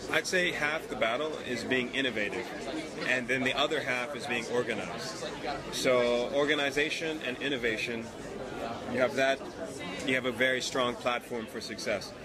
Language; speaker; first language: English; native; English